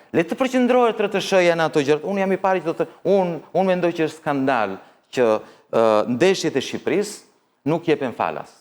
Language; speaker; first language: Albanian; early bilingual, heritage; Albanian